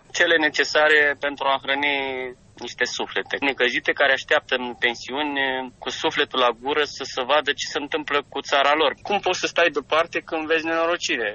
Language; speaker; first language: Romanian; native; Romanian